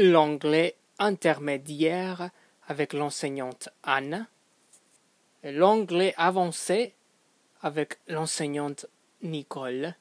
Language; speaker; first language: French; non-native, fluent; English